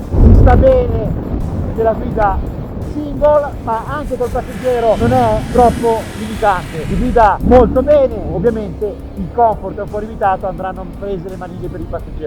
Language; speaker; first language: Italian; native; Italian